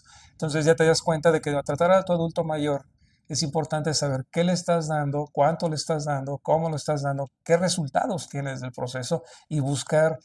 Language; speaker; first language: Spanish; native; Spanish